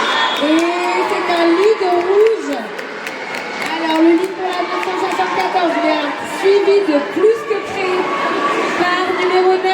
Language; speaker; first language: French; native; French